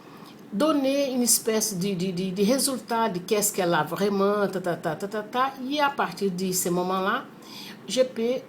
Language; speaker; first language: French; non-native, fluent; Portuguese